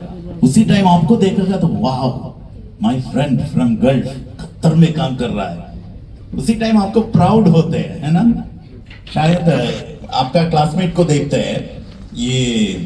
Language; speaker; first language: Hindi; non-native, learner; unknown